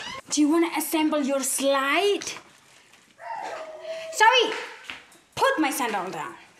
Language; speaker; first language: English; non-native, fluent; Indonesian